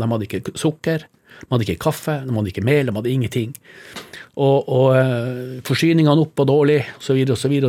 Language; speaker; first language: Norwegian; native; Norwegian